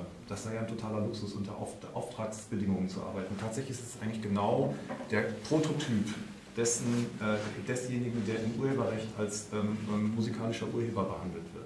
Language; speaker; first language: German; native; German